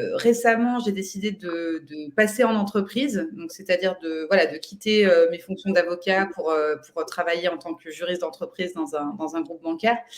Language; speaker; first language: French; native; French